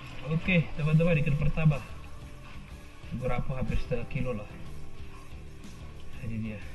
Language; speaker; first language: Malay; non-native, local second language; Batak Toba